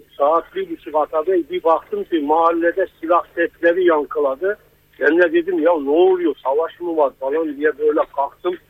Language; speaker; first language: Turkish; native; Turkish